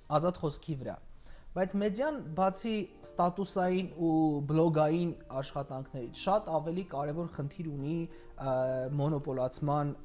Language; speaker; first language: Armenian; native; Armenian